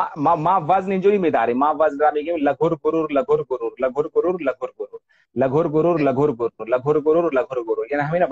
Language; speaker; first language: Persian; non-native, fluent; Hindi